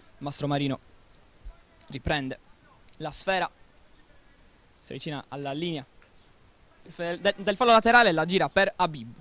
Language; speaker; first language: Italian; native; Italian